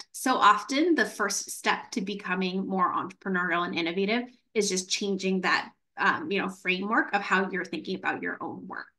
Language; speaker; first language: English; native; English